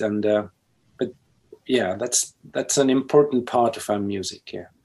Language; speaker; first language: English; non-native, fluent; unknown